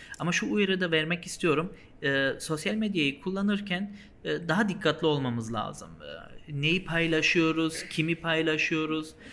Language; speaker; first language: Turkish; early bilingual, heritage; Turkish